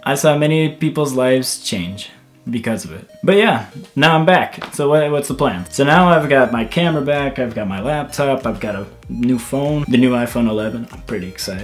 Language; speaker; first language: English; native; English